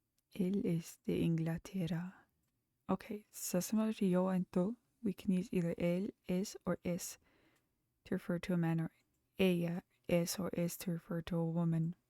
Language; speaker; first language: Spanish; non-native, learner; English